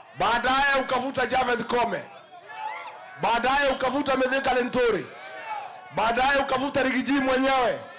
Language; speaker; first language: Swahili; non-native, local second language; Kikuyu